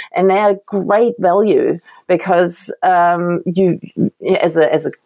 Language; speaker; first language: English; non-native, fluent; German